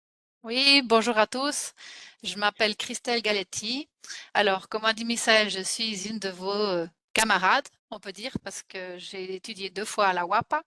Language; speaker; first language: French; non-native, fluent; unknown